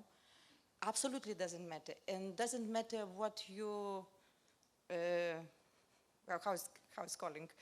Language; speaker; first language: English; non-native, learner; Lithuanian